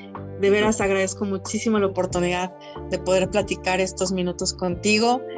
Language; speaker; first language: Spanish; native; Spanish